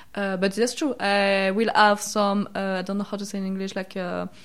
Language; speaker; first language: English; non-native, learner; French